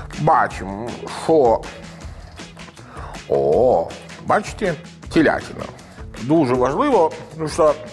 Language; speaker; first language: Ukrainian; non-native, learner; Italian